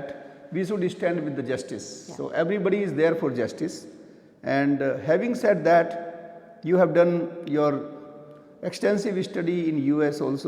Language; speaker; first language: English; non-native, local second language; Hindi